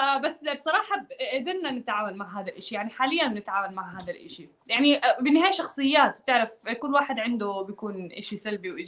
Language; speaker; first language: Arabic; native; Arabic